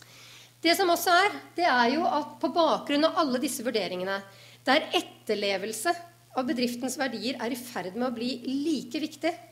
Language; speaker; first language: Norwegian; native; Norwegian